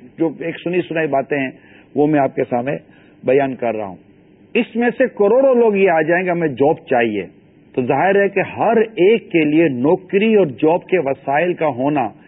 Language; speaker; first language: Urdu; native; Urdu